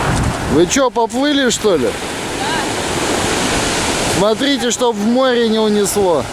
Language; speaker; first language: Russian; native; Russian